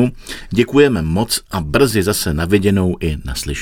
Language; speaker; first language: Czech; native; Czech